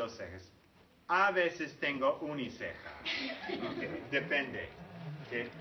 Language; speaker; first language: Spanish; non-native, fluent; English